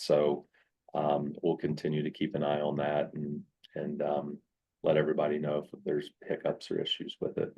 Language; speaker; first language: English; native; English